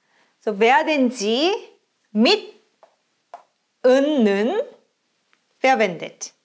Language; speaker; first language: German; non-native, fluent; Korean